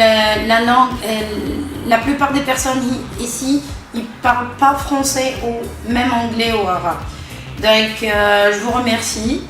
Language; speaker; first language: French; non-native, local second language; Arabic